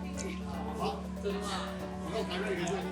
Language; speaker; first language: Chinese; non-native, local second language; English